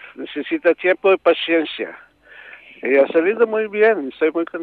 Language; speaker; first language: Spanish; non-native, learner; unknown